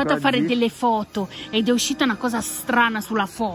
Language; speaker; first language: Italian; native; Italian